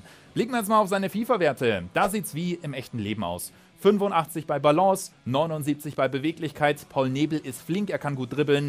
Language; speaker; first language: German; native; German